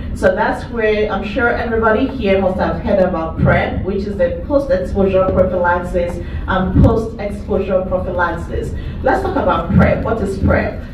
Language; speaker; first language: English; native; English